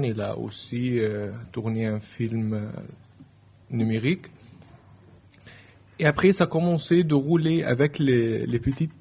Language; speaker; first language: French; non-native, learner; Arabic